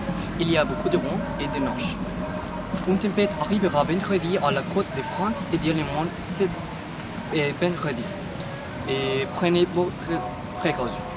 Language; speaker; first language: French; non-native, learner; Spanish